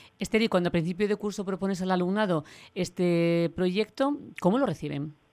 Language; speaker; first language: Spanish; native; Spanish